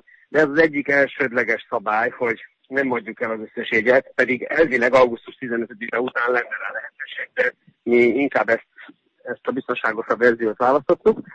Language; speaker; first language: Hungarian; native; Hungarian